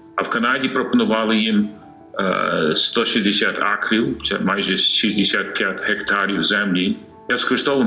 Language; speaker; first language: Ukrainian; early bilingual, heritage; English